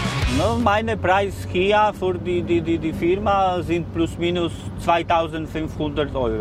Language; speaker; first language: German; non-native, learner; Polish